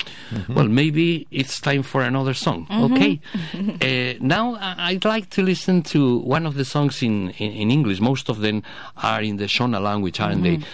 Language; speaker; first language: English; non-native, fluent; Basque